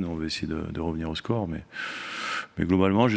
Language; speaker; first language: French; native; French